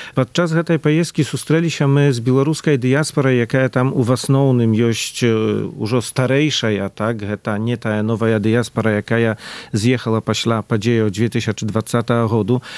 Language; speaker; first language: Belarusian; native; Belarusian